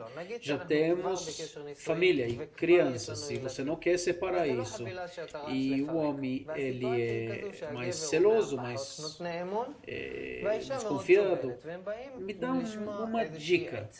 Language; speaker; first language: Portuguese; non-native, fluent; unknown